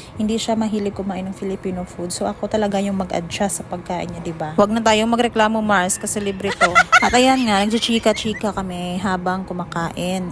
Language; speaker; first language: Filipino; non-native, local second language; Hiligaynon